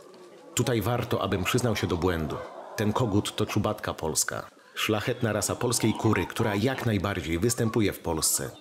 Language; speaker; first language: Polish; native; Polish